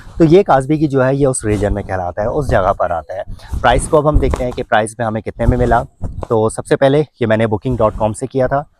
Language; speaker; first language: Urdu; native; Urdu